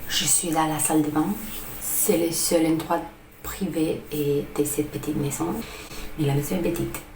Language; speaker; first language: French; non-native, fluent; Spanish